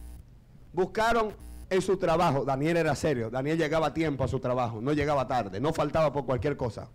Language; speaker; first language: Spanish; native; Spanish